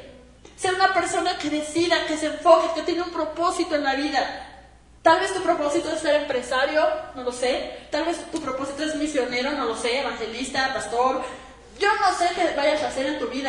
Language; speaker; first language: Spanish; native; Spanish